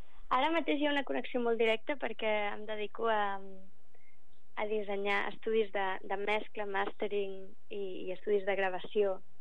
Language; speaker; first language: Catalan; non-native, local second language; English